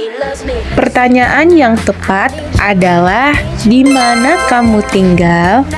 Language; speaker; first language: Indonesian; native; Indonesian